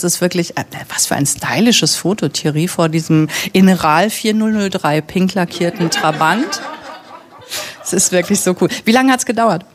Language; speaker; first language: German; native; German